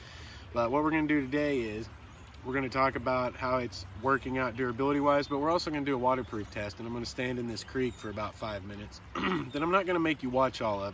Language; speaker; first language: English; native; English